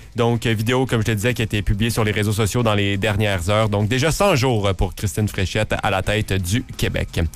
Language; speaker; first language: French; native; French